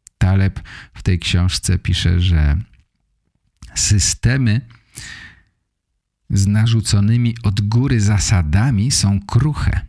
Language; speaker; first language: Polish; native; Polish